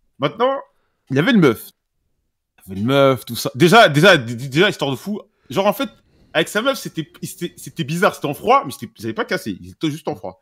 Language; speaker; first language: French; native; French